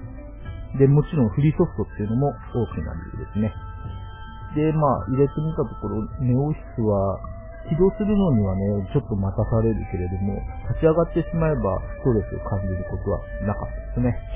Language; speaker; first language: Japanese; native; Japanese